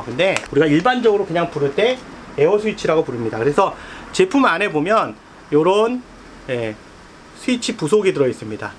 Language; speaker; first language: Korean; native; Korean